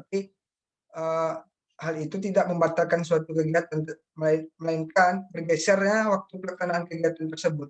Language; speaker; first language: Indonesian; native; Indonesian